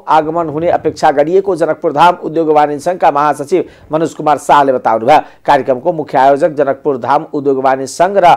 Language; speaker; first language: Nepali; non-native, local second language; Maithili